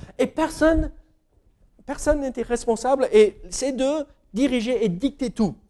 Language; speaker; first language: French; non-native, fluent; English